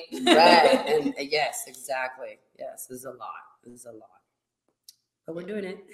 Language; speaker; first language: English; non-native, fluent; Spanish